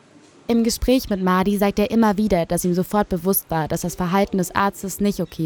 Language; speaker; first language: German; native; German